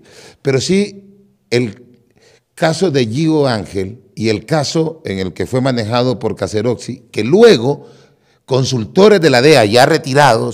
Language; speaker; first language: Spanish; native; Spanish